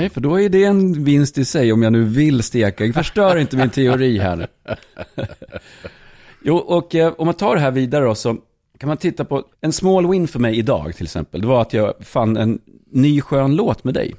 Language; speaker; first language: Swedish; native; Swedish